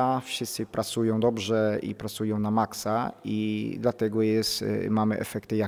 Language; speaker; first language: Polish; non-native, fluent; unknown